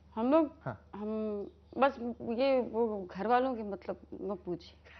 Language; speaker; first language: Urdu; non-native, local second language; Kashmiri